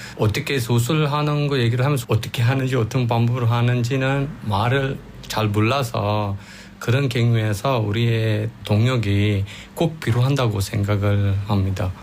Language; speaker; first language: Korean; non-native, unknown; Sinhala